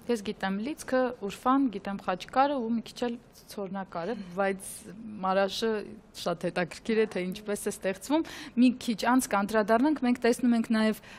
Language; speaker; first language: Armenian; native; Armenian